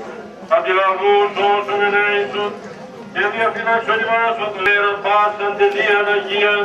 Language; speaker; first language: Greek; native; Greek